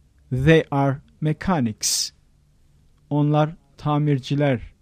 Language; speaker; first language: English; non-native, fluent; Turkish